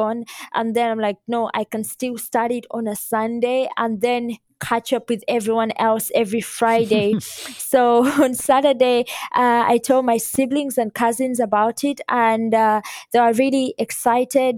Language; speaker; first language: English; non-native, local second language; Ganda